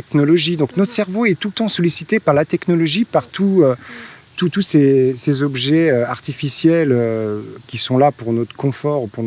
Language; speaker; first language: French; native; French